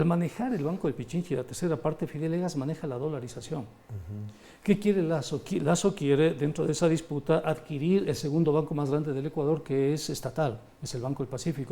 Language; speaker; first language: Spanish; native; Spanish